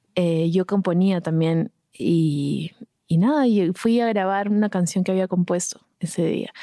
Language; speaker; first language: Spanish; native; Spanish